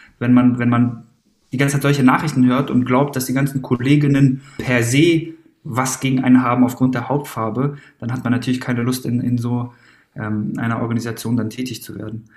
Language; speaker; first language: German; early bilingual, other home language; Persian